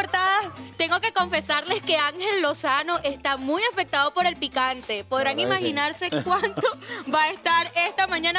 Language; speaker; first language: Spanish; native; Spanish